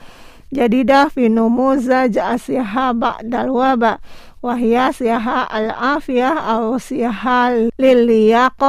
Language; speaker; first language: Arabic; non-native, fluent; Indonesian